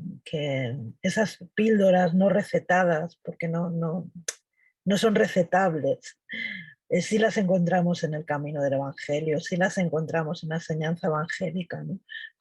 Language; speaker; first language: Spanish; native; Spanish